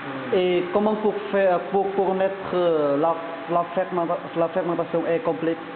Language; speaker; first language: French; non-native, learner; Vietnamese